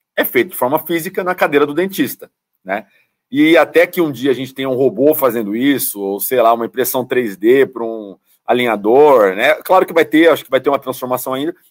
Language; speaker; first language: Portuguese; native; Portuguese